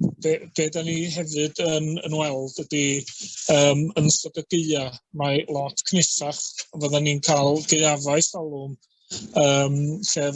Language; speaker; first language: Welsh; native; Welsh